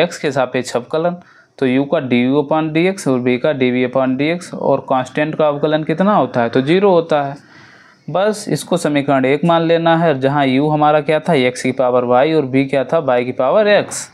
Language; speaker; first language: Hindi; native; Hindi